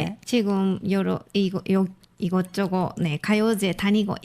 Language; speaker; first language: Korean; non-native, fluent; Japanese